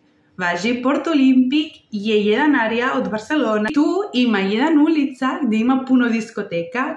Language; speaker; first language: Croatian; non-native, learner; Spanish